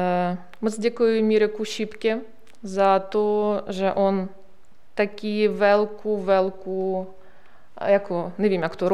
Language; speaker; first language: Czech; non-native, learner; Ukrainian